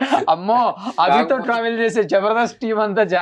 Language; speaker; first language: Telugu; native; Telugu